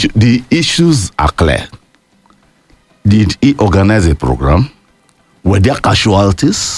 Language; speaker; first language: English; non-native, local second language; Yoruba